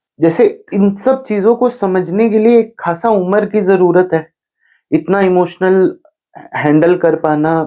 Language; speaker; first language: Hindi; native; Hindi